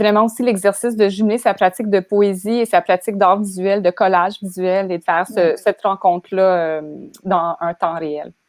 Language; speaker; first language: French; native; French